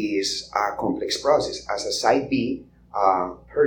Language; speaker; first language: English; non-native, fluent; Spanish